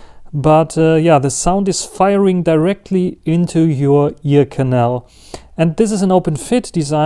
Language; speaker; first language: English; non-native, fluent; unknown